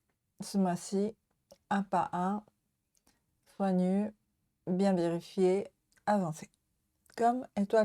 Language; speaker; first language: French; non-native, learner; Japanese